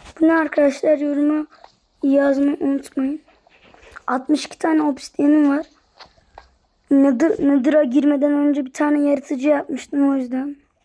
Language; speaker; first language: Turkish; native; Turkish